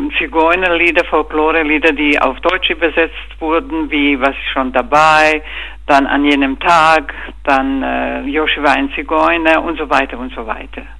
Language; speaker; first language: German; non-native, fluent; Croatian